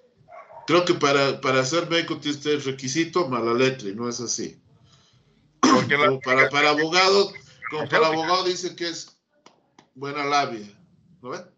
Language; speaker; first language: Spanish; native; Spanish